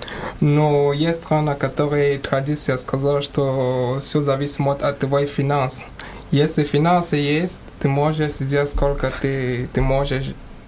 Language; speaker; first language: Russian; non-native, learner; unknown